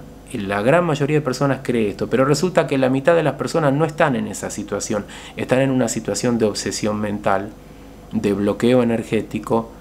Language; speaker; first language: Spanish; native; Spanish